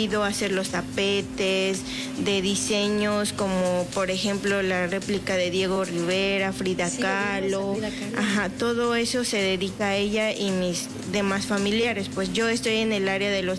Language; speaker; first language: Spanish; non-native, local second language; Zapotec